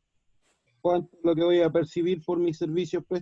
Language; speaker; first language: Spanish; native; Spanish